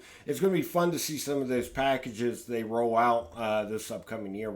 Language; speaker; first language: English; native; English